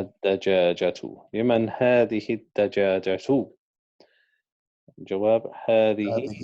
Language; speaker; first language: Arabic; non-native, fluent; English